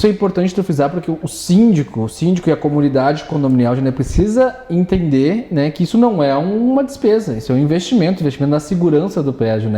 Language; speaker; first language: Portuguese; native; Portuguese